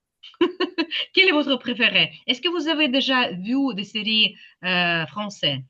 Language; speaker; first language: French; non-native, fluent; Ukrainian